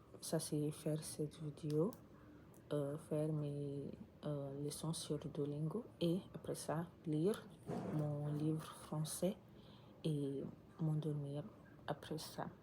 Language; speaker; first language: French; non-native, learner; English